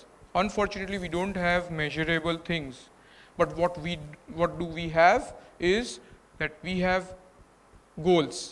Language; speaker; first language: English; non-native, local second language; Gujarati